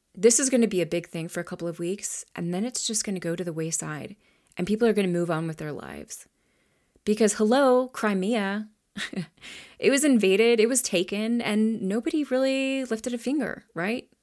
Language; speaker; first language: English; native; English